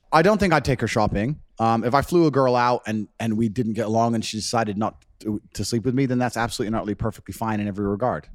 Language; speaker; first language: English; native; English